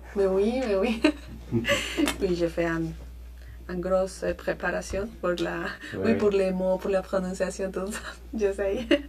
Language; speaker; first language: French; non-native, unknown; Spanish